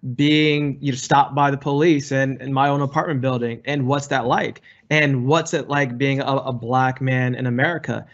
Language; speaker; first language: English; native; English